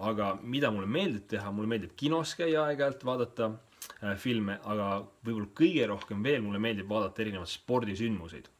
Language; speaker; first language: Estonian; native; Estonian